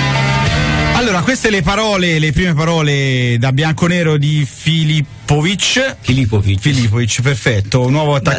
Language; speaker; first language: Italian; native; Italian